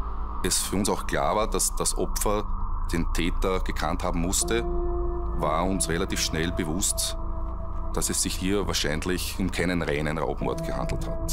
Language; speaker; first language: German; native; German